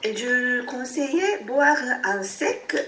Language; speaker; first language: French; non-native, learner; Japanese